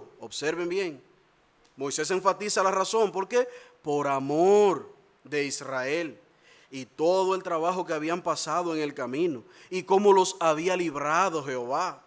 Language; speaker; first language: Spanish; native; Spanish